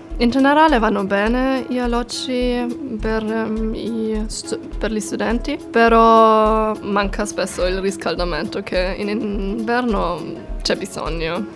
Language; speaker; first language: Italian; non-native, fluent; German